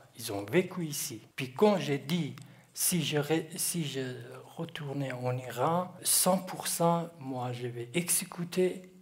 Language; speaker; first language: French; non-native, learner; Kurdish